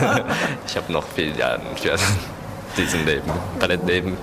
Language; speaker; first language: German; non-native, learner; Japanese